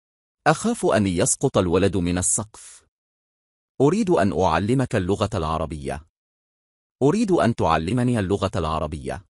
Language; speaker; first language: Arabic; non-native, fluent; Bangla